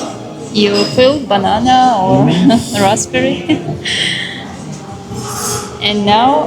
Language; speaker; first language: English; non-native, learner; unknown